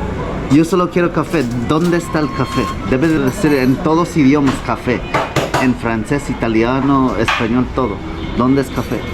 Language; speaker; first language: Spanish; non-native, fluent; English